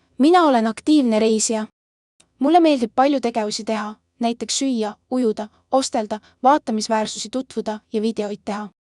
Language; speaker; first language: Estonian; non-native, learner; Bangla